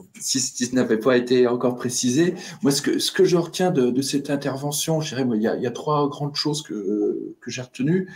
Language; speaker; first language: French; native; French